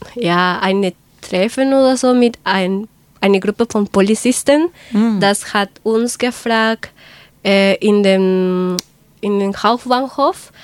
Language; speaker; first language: German; non-native, learner; Spanish